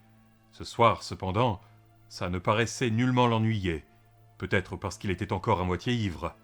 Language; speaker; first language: French; native; French